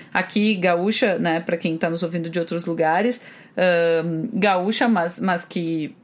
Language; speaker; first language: Portuguese; native; Portuguese